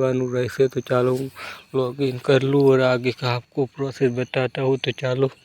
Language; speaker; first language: Hindi; non-native, local second language; Gujarati